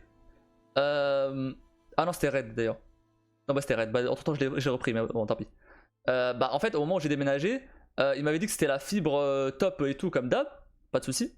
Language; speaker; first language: French; native; French